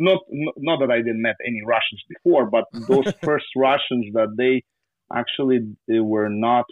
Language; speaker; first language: English; non-native, fluent; Ukrainian